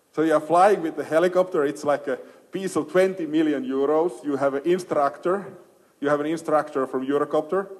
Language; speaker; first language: English; non-native, fluent; Finnish